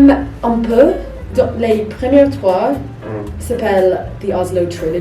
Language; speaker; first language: French; non-native, fluent; English